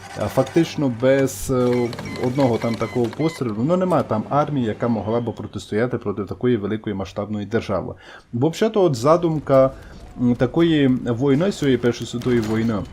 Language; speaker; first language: Ukrainian; native; Ukrainian